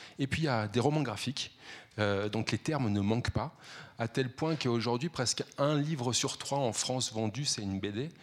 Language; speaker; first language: French; native; French